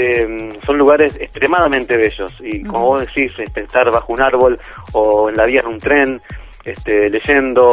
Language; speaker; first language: Spanish; native; Spanish